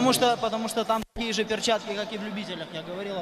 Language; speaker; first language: Russian; native; Russian